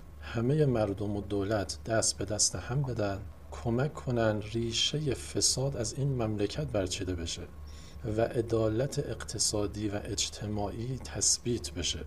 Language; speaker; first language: Persian; native; Persian